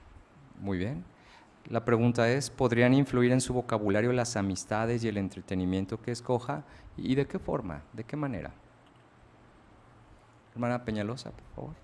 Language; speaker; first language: Spanish; native; Spanish